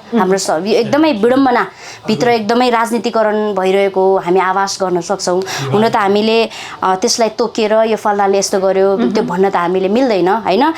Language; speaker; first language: Nepali; non-native, local second language; Eastern Tamang